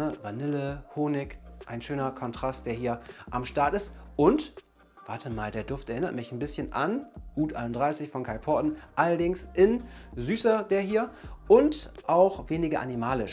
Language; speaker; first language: German; native; German